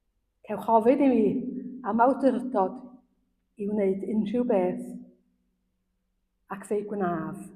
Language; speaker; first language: Welsh; native; Welsh